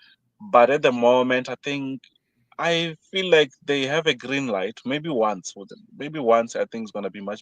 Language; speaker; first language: English; non-native, fluent; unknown